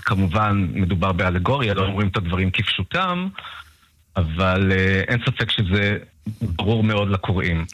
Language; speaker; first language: Hebrew; early bilingual, other home language; Russian